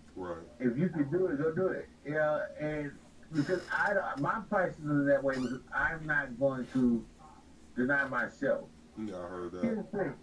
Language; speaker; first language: English; native; English